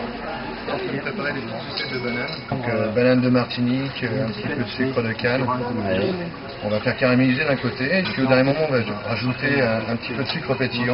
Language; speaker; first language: French; native; French